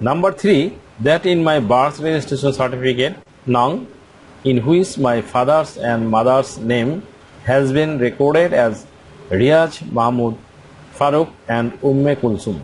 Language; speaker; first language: English; non-native, local second language; Bangla